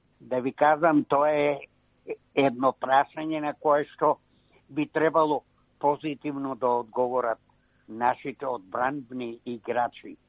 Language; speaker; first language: Macedonian; native; Macedonian